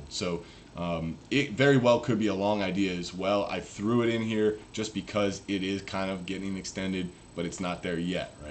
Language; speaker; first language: English; native; English